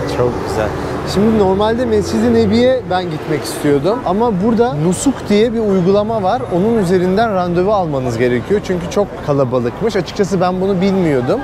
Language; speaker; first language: Turkish; native; Turkish